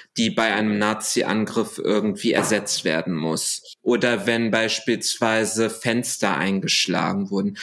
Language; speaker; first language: German; early bilingual, other home language; Arabic